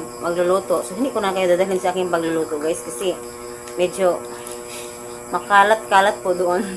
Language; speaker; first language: Filipino; non-native, local second language; Cebuano